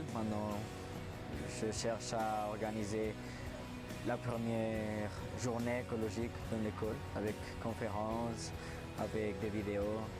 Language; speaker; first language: French; non-native, fluent; Spanish